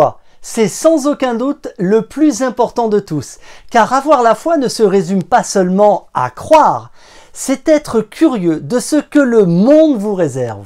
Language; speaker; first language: French; native; French